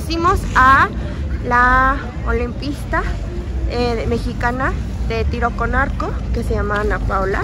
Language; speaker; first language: Spanish; early bilingual, other home language; Korean